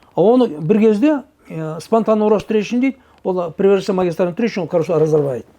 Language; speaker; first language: Russian; non-native, local second language; Kazakh